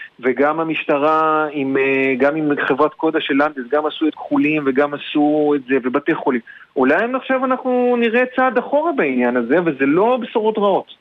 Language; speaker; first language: Hebrew; native; Hebrew